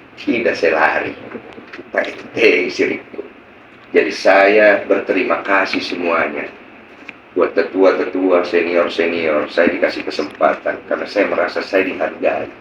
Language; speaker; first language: Indonesian; native; Indonesian